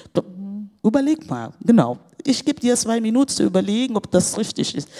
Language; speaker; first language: German; non-native, fluent; Portuguese